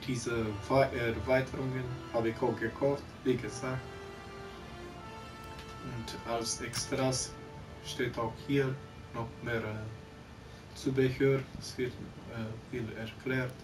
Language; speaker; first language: German; non-native, local second language; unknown